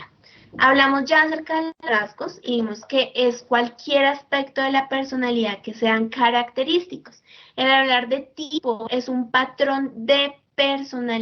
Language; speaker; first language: Spanish; native; Spanish